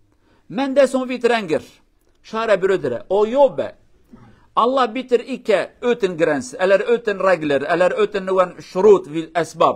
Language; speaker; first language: Norwegian; non-native, learner; Kurdish